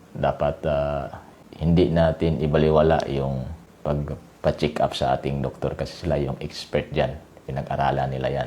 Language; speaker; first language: Filipino; non-native, local second language; Cebuano